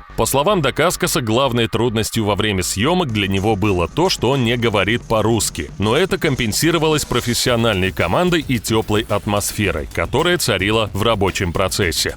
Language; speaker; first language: Russian; native; Russian